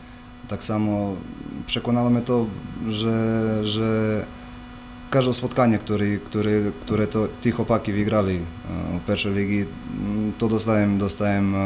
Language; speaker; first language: Polish; non-native, fluent; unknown